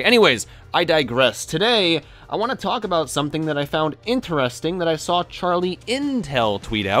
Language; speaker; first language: English; native; English